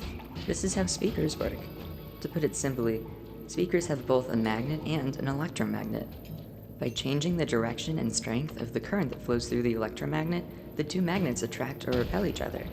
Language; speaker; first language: English; native; English